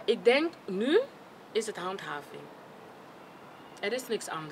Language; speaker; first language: Dutch; non-native, fluent; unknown